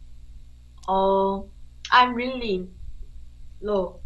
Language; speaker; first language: English; non-native, learner; Korean